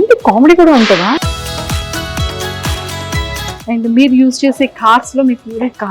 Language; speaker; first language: Telugu; native; Telugu